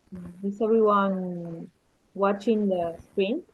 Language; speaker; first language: English; non-native, learner; Spanish